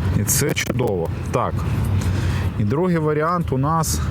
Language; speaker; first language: Ukrainian; native; Ukrainian